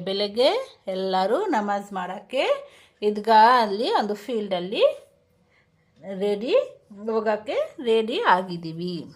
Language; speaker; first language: Kannada; non-native, local second language; Urdu